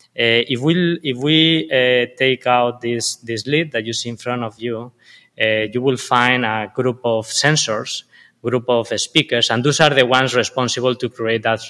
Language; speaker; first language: English; non-native, fluent; Spanish